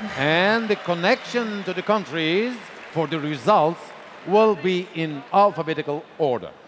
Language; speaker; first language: English; non-native, fluent; Turkish